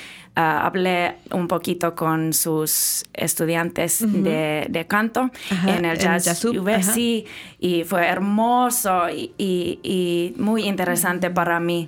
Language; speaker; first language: Spanish; non-native, learner; Finnish